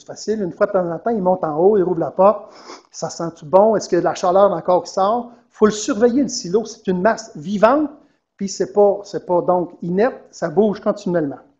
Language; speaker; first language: French; native; French